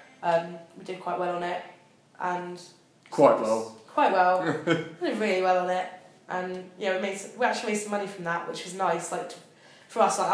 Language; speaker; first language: English; native; English